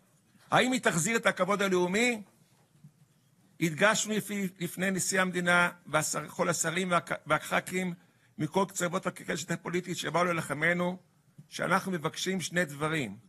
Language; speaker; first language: Hebrew; native; Hebrew